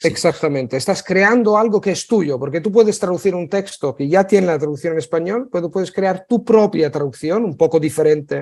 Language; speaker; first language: Spanish; non-native, fluent; Italian